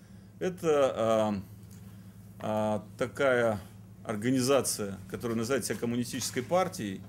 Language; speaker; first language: Russian; native; Russian